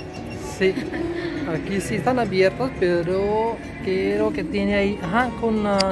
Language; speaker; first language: Spanish; non-native, learner; Urdu